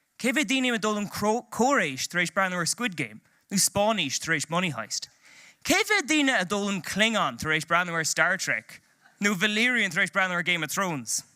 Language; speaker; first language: Irish; native; Irish